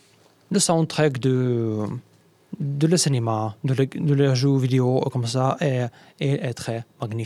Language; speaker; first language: French; non-native, learner; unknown